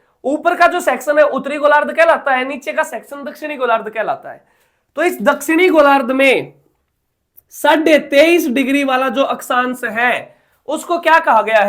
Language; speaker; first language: Hindi; native; Hindi